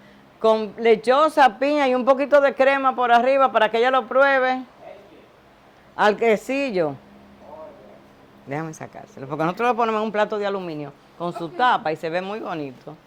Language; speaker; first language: Spanish; native; Spanish